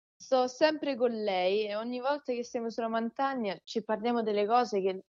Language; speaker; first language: Italian; early bilingual, heritage; Italian